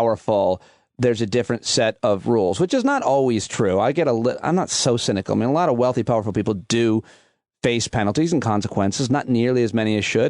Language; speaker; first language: English; native; English